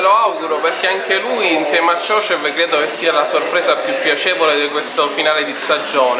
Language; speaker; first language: Italian; native; Italian